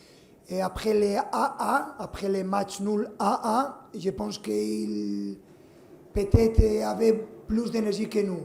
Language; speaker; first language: French; non-native, fluent; Spanish